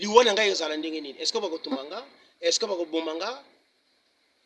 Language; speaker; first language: French; non-native, local second language; Lingala